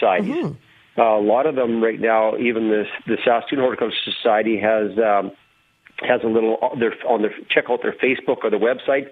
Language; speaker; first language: English; native; English